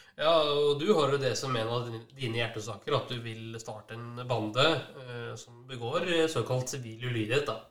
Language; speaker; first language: Norwegian; native; Norwegian